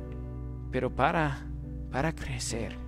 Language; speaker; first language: Spanish; non-native, fluent; English